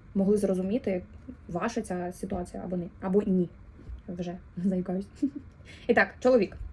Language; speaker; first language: Ukrainian; non-native, local second language; Russian